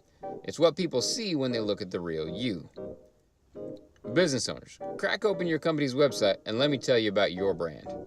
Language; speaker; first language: English; native; English